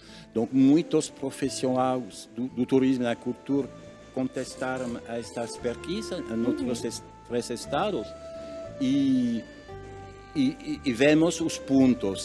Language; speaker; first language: Portuguese; non-native, learner; French